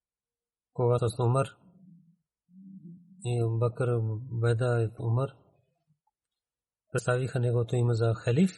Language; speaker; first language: Bulgarian; non-native, learner; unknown